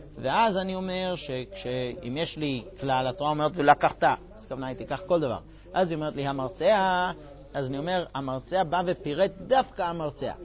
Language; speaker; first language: Hebrew; non-native, fluent; English